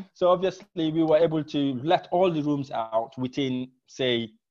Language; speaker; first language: English; non-native, fluent; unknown